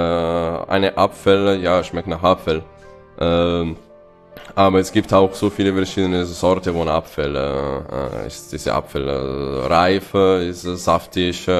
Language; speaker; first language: German; non-native, fluent; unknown